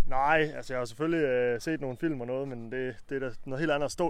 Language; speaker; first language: Danish; native; Danish